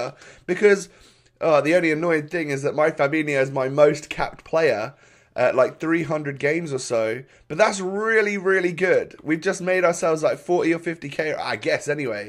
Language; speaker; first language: English; native; English